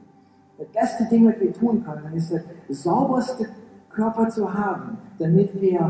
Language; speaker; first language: German; early bilingual, heritage; English